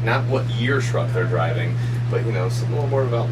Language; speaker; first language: English; native; English